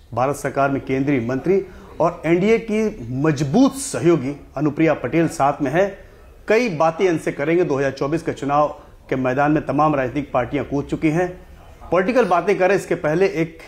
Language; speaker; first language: Hindi; native; Hindi